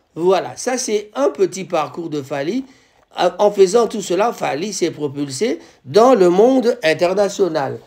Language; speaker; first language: French; non-native, local second language; Lingala